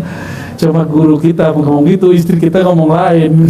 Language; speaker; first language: Indonesian; native; Indonesian